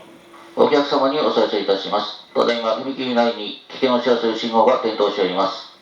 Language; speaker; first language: Japanese; native; Japanese